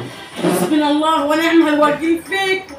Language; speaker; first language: Arabic; native; Arabic